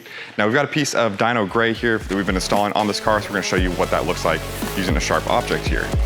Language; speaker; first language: English; native; English